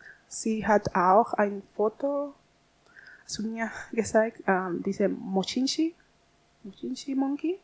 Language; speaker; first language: German; non-native, learner; Spanish